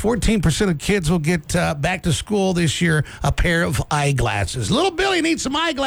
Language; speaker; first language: English; native; English